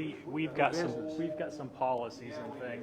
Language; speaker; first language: English; native; English